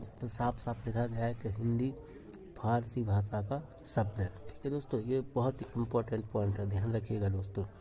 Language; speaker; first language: Hindi; native; Hindi